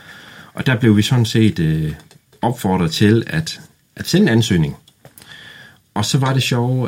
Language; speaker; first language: Danish; native; Danish